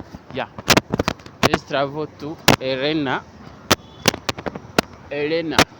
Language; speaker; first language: English; non-native, learner; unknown